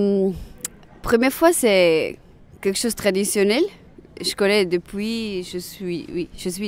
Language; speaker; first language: French; non-native, local second language; German